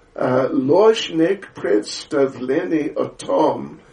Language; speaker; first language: Russian; non-native, learner; English